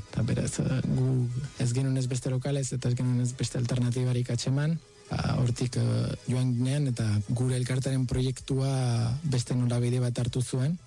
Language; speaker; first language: Basque; non-native, fluent; Spanish